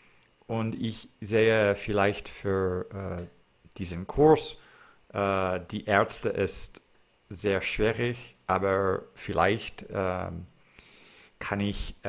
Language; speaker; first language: German; non-native, learner; English